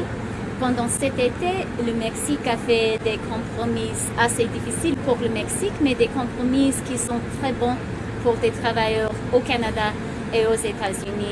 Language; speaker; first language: French; non-native, local second language; English